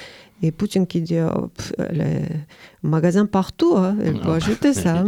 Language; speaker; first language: French; non-native, learner; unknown